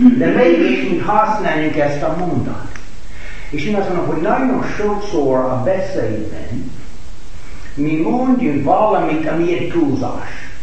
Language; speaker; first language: Hungarian; non-native, fluent; English